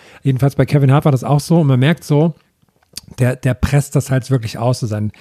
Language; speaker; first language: German; native; German